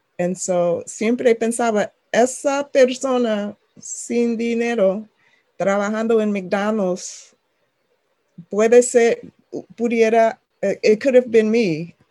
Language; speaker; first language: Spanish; non-native, fluent; English